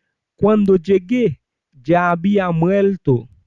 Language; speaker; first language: Spanish; non-native, fluent; Haitian Creole